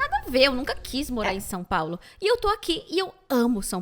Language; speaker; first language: Portuguese; native; Portuguese